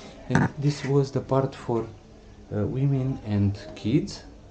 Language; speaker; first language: English; non-native, fluent; Romanian